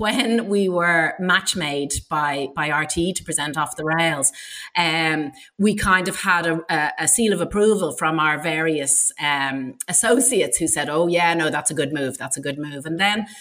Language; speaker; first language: English; native; English